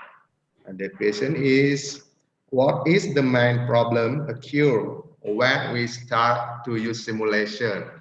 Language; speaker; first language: English; non-native, fluent; Indonesian